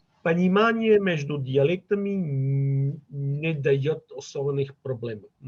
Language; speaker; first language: Russian; non-native, fluent; Catalan